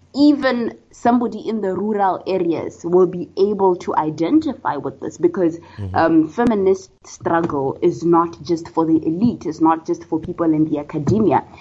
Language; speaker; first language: English; non-native, local second language; Tswana